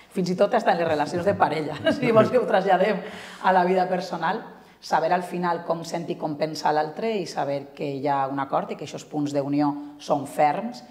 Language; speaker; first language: Catalan; native; Catalan